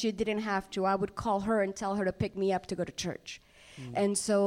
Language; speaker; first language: English; non-native, fluent; Spanish